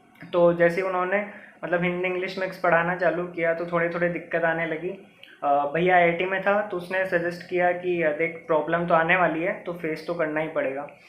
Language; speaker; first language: Hindi; native; Hindi